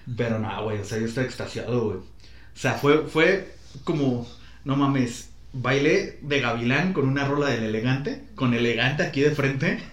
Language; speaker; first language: Spanish; native; Spanish